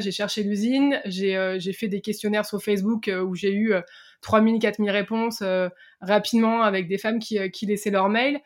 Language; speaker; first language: French; native; French